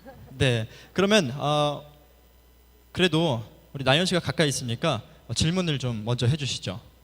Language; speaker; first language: Korean; native; Korean